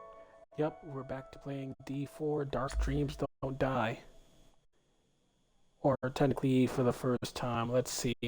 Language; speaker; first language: English; native; English